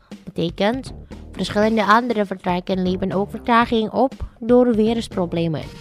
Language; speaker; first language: Dutch; non-native, fluent; Indonesian